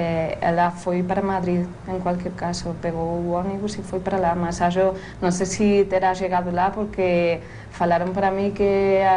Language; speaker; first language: Portuguese; non-native, fluent; Spanish